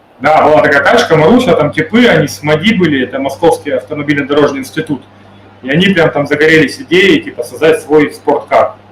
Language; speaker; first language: Russian; native; Russian